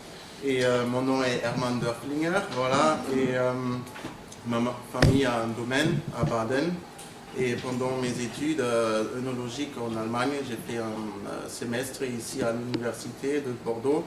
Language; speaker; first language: French; non-native, fluent; German